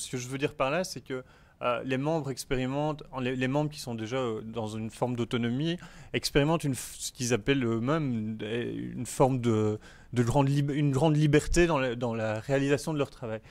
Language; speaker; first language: French; native; French